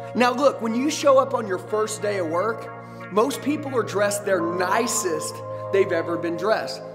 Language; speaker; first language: English; native; English